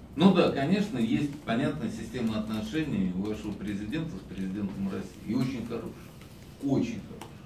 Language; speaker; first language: Russian; native; Russian